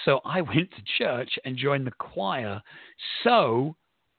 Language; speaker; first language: English; native; English